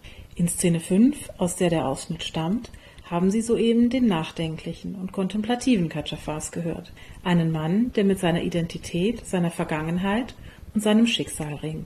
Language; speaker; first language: German; native; German